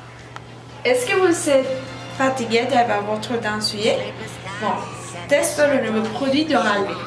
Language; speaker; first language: French; non-native, learner; Spanish